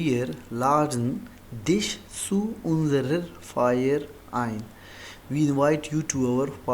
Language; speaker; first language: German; non-native, fluent; Urdu